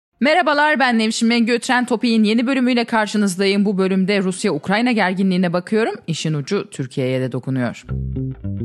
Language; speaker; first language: Turkish; native; Turkish